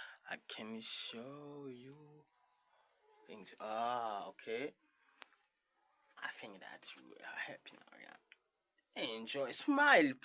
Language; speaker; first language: English; non-native, learner; Rundi